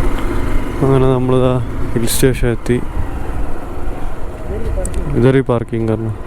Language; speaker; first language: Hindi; non-native, local second language; Malayalam